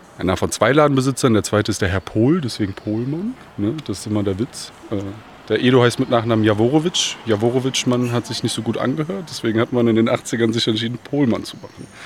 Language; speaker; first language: German; early bilingual, other home language; Bosnian